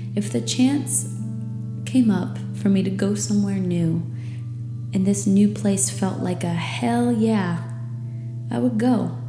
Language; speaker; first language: English; native; English